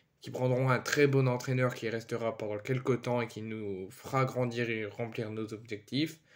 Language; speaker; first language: French; native; French